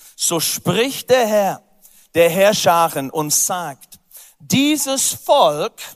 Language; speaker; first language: German; non-native, fluent; English